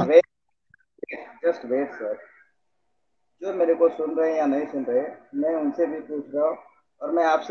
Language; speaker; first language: Hindi; native; Hindi